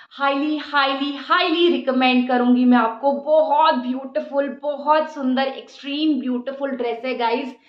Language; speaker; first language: Hindi; native; Hindi